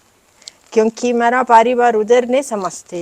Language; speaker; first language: Hindi; non-native, learner; Italian